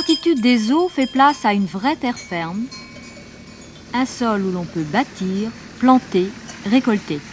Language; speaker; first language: French; native; French